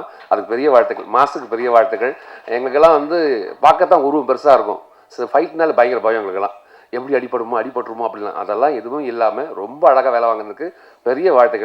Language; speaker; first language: Tamil; native; Tamil